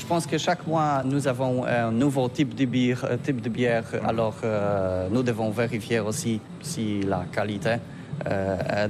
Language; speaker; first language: French; non-native, learner; Polish